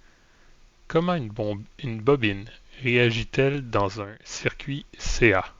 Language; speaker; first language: French; native; French